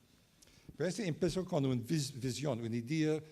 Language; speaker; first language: Spanish; non-native, learner; English